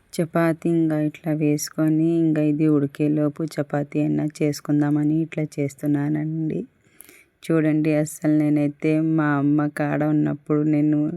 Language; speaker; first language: Telugu; non-native, local second language; Urdu